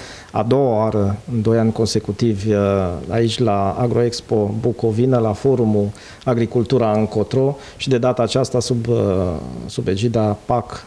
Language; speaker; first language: Romanian; native; Romanian